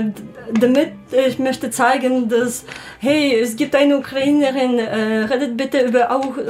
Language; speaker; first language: German; non-native, learner; Ukrainian